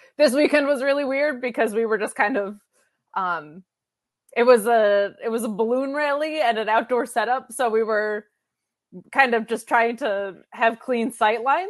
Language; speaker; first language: English; native; English